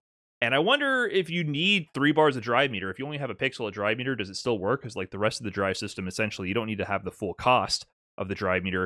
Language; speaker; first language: English; native; English